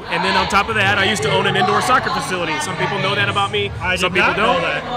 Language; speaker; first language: English; native; English